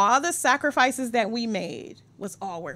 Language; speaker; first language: English; native; English